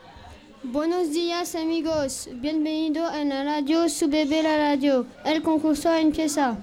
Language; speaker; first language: Spanish; non-native, learner; French